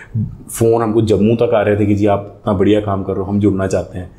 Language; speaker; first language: Hindi; native; Hindi